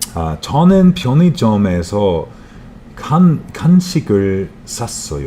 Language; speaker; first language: Korean; non-native, learner; English